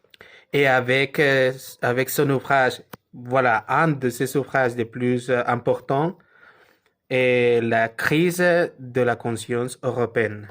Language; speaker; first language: French; non-native, learner; Spanish